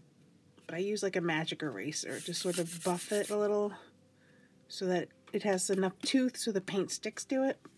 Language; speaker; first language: English; native; English